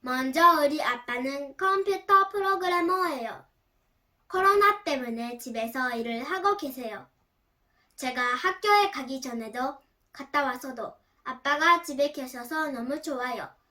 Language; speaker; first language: Korean; early bilingual, heritage; Korean